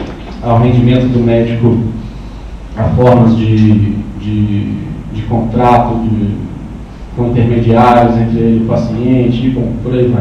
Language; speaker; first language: Portuguese; native; Portuguese